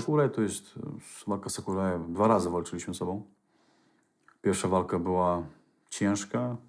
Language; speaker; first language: Polish; non-native, fluent; Chechen